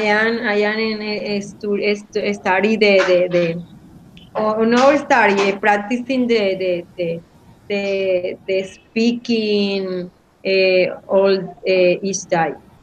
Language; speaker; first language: English; non-native, learner; Spanish